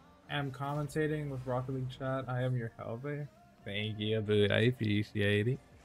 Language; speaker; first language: English; early bilingual, other home language; Spanish